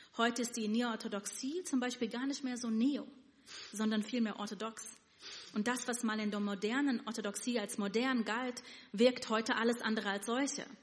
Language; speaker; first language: German; non-native, fluent; Yiddish